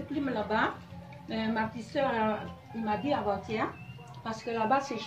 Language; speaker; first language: French; non-native, local second language; Javanese